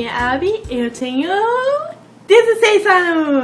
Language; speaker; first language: Portuguese; non-native, fluent; English